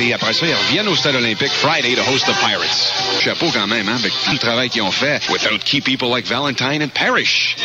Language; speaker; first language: French; native; French